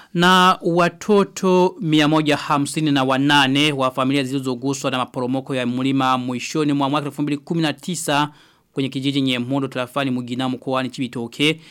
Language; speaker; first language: Swahili; non-native, local second language; Rundi